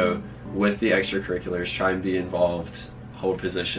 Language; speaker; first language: English; native; English